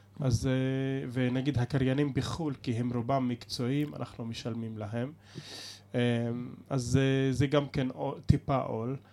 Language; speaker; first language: Hebrew; non-native, local second language; Arabic